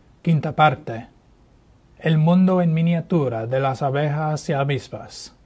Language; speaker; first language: Spanish; non-native, fluent; English